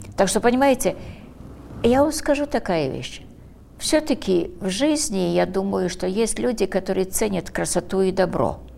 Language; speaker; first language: Russian; early bilingual, heritage; Russian